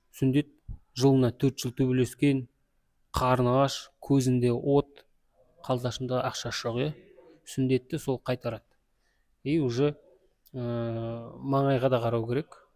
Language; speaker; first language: Kazakh; native; Kazakh